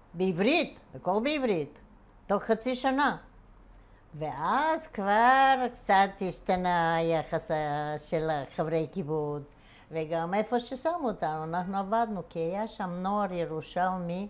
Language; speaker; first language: Hebrew; non-native, fluent; Bulgarian